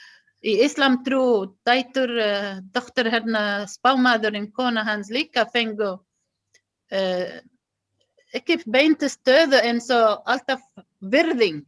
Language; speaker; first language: Icelandic; non-native, learner; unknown